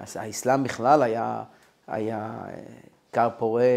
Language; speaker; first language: Hebrew; non-native, fluent; Russian